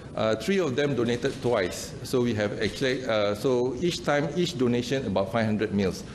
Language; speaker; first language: English; non-native, local second language; Malay